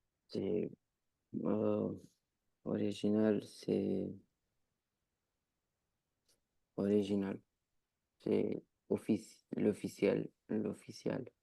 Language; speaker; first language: French; non-native, learner; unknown